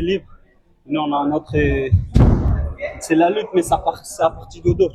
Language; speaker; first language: French; non-native, fluent; Persian